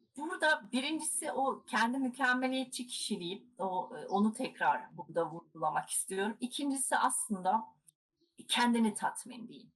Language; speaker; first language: Turkish; early bilingual, heritage; Turkish